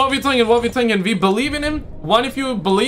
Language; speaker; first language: English; native; English